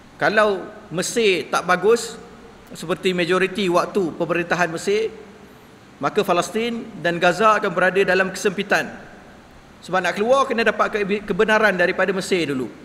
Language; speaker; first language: Malay; native; Malay